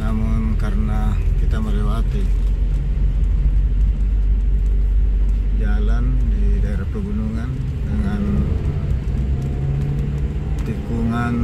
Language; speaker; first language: Indonesian; native; Indonesian